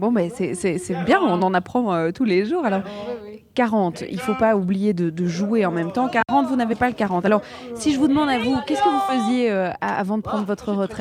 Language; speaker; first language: French; native; French